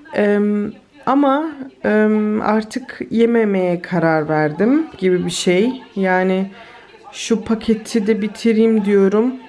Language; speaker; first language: Turkish; early bilingual, heritage; Turkish